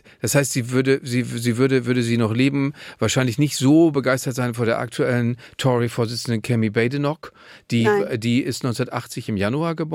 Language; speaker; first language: German; native; German